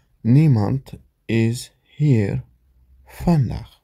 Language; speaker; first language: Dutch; non-native, learner; Turkish